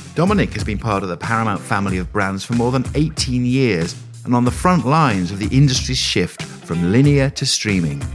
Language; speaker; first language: English; native; English